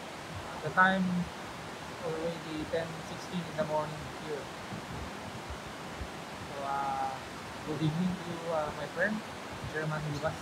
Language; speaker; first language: English; non-native, local second language; Filipino